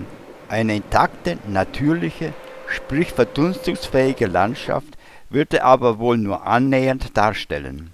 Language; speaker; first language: German; native; German